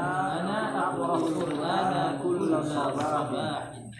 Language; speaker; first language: Arabic; non-native, learner; Indonesian